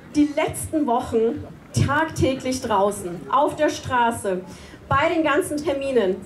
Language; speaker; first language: German; native; German